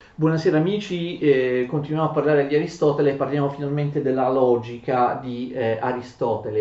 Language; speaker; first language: Italian; native; Italian